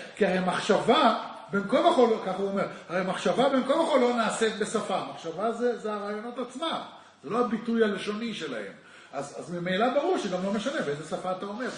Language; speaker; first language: Hebrew; native; Hebrew